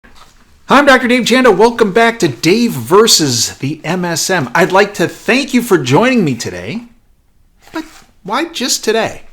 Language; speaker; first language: English; native; English